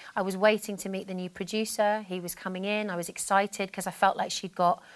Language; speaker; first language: English; native; English